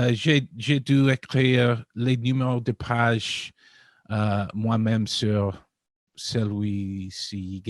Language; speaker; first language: French; non-native, learner; English